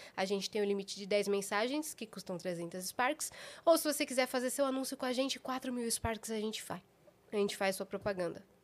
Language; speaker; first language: Portuguese; native; Portuguese